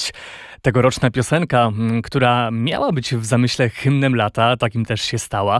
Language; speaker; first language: Polish; native; Polish